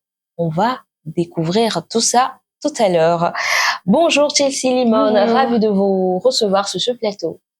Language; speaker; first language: French; native; French